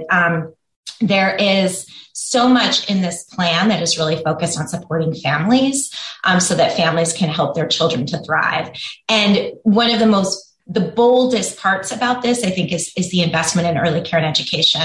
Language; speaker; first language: English; native; English